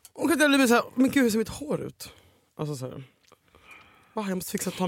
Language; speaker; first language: Swedish; native; Swedish